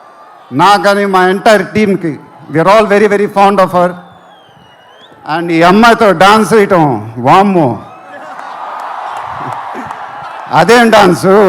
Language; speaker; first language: Telugu; native; Telugu